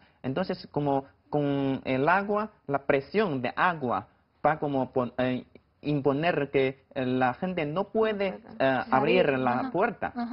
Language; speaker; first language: Spanish; non-native, fluent; Chinese